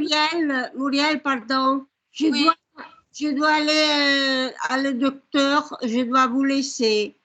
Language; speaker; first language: French; non-native, learner; Italian